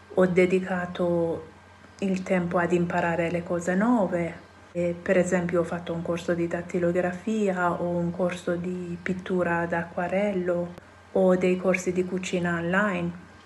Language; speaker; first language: Italian; non-native, fluent; Persian